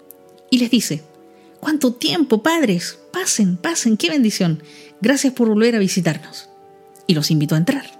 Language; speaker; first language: Spanish; native; Spanish